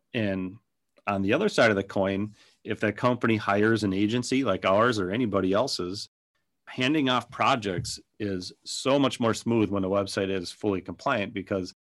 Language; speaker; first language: English; native; English